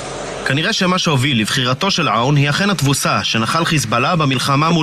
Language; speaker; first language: Hebrew; native; Hebrew